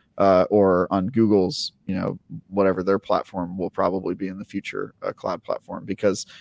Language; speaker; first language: English; native; English